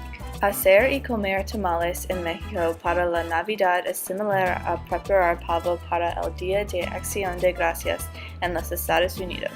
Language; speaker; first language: Spanish; non-native, learner; English